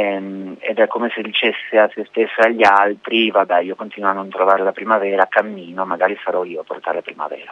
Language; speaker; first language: Italian; native; Italian